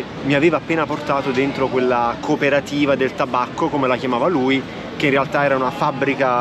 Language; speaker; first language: Italian; native; Italian